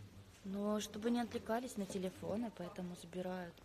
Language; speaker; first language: Russian; native; Russian